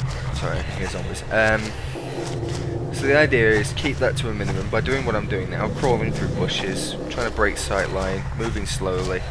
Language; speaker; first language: English; native; English